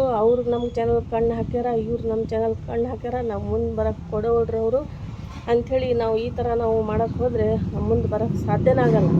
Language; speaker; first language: Kannada; native; Kannada